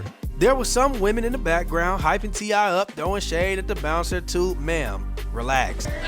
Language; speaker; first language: English; native; English